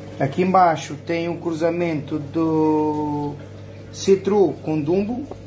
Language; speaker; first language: Portuguese; native; Portuguese